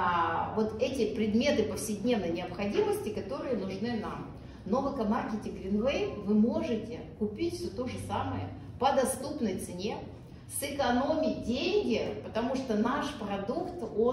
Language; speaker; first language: Russian; native; Russian